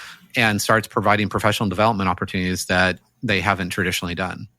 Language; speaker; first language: English; native; English